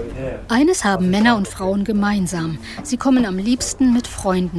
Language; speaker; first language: German; native; German